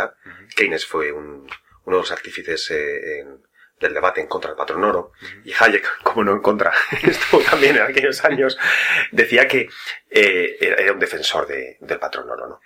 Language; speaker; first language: Spanish; native; Spanish